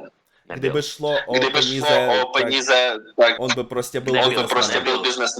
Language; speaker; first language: Czech; non-native, learner; Russian